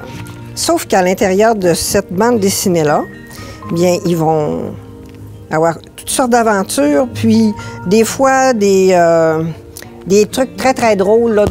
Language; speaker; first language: French; native; French